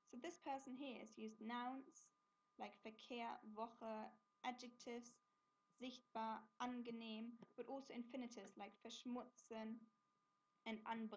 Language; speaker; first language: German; non-native, fluent; English